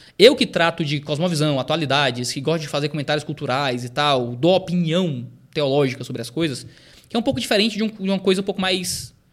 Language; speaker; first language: Portuguese; native; Portuguese